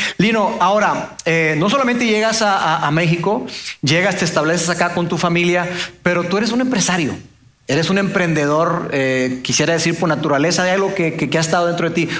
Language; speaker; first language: Spanish; native; Spanish